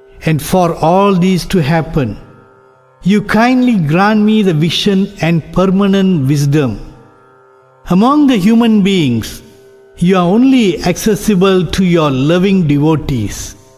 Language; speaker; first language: English; non-native, local second language; Tamil